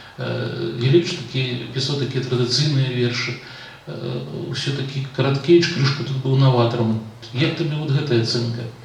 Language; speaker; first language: Belarusian; native; Belarusian